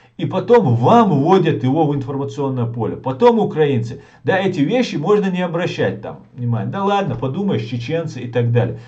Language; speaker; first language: Russian; non-native, local second language; Chechen